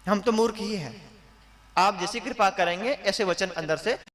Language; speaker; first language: Hindi; non-native, local second language; Gujarati